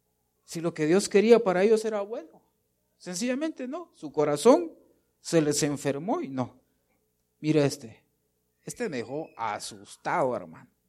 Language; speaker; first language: Spanish; native; Spanish